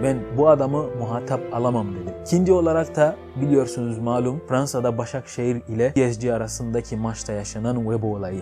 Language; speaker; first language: Turkish; non-native, fluent; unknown